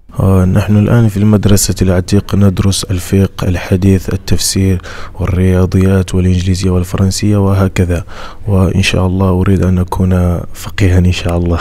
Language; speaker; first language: Arabic; non-native, fluent; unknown